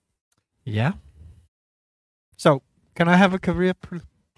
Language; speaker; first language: English; non-native, fluent; Danish